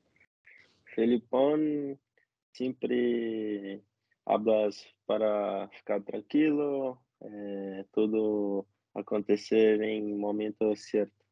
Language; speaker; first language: Spanish; non-native, learner; Portuguese